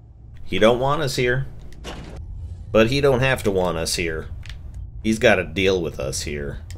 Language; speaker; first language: English; native; English